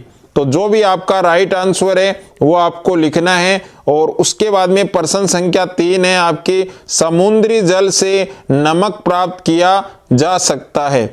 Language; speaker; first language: Hindi; native; Hindi